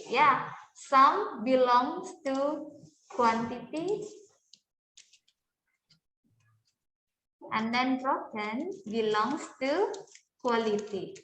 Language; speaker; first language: English; non-native, fluent; Indonesian